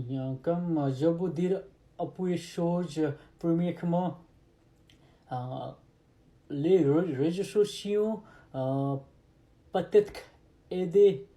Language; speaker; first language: French; non-native, learner; Nepali